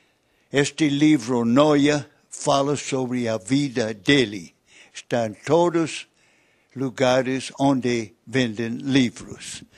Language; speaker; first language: Portuguese; non-native, learner; English